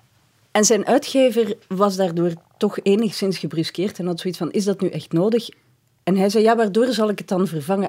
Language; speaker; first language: Dutch; native; Dutch